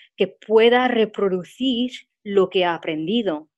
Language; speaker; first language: Spanish; non-native, fluent; French